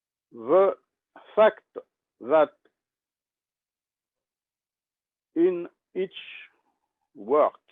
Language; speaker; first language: English; non-native, learner; French